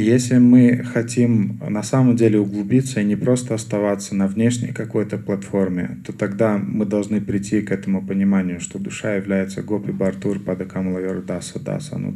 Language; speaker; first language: Russian; native; Russian